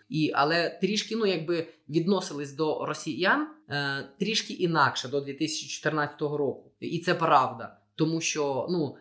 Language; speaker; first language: Ukrainian; non-native, local second language; Russian